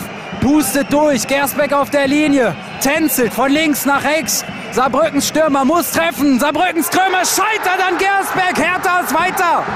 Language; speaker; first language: German; native; German